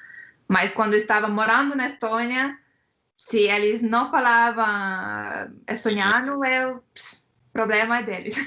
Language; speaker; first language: Portuguese; non-native, fluent; Estonian